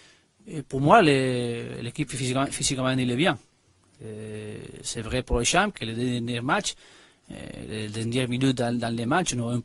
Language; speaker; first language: French; non-native, learner; Spanish